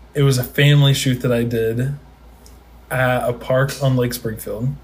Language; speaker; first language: English; native; English